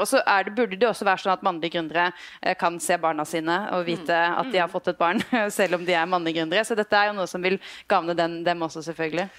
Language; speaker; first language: Norwegian; native; Norwegian